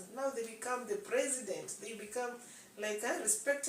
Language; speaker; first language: English; non-native, local second language; Swahili